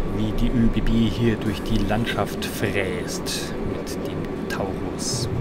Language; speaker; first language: German; native; German